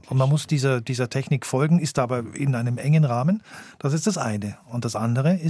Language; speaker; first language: German; native; German